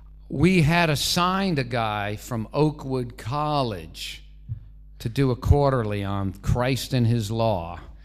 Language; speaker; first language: English; native; English